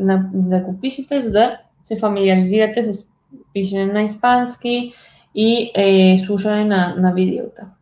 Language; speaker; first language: Bulgarian; non-native, fluent; Spanish